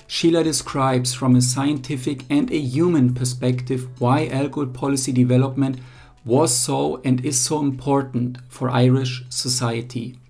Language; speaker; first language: English; non-native, fluent; German